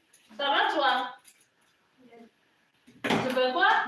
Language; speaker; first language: French; non-native, learner; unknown